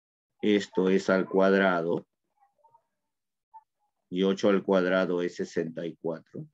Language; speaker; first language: Spanish; native; Spanish